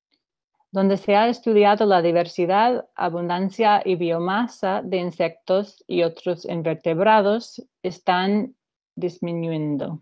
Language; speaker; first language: Spanish; non-native, fluent; English